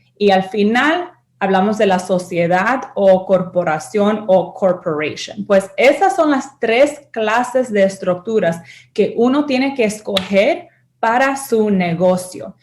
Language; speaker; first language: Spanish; early bilingual, heritage; Spanish